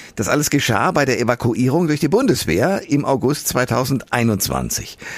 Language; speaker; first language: German; native; German